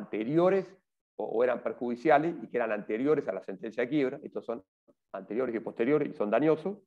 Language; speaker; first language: Spanish; native; Spanish